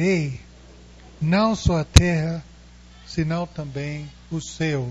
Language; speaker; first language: Portuguese; non-native, fluent; English